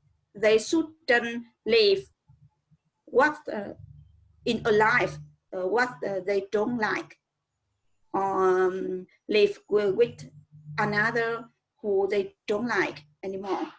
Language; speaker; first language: English; non-native, learner; Vietnamese